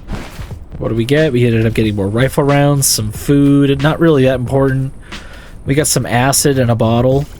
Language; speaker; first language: English; native; English